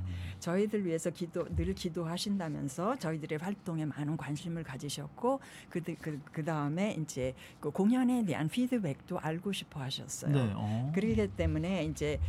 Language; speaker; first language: Korean; native; Korean